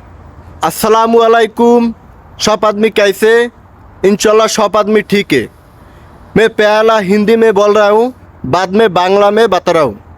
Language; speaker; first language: Hindi; non-native, learner; Bangla